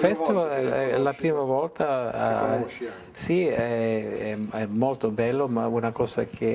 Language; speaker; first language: Italian; early bilingual, heritage; English